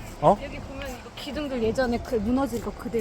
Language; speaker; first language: Korean; native; Korean